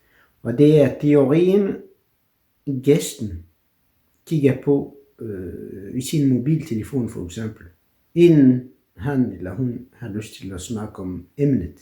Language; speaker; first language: Danish; non-native, fluent; French